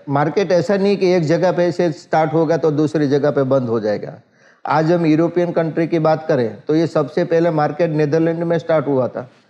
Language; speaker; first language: Hindi; non-native, local second language; Gujarati